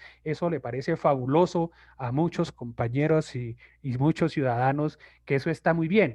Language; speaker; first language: Spanish; native; Spanish